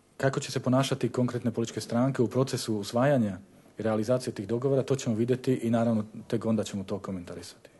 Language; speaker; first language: Bosnian; non-native, fluent; Slovak